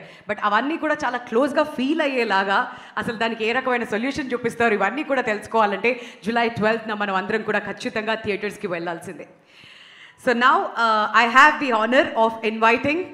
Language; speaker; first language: Telugu; native; Telugu